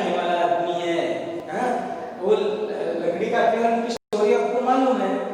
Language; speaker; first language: Hindi; non-native, local second language; Marathi